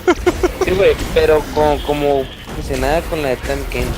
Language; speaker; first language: Spanish; native; Spanish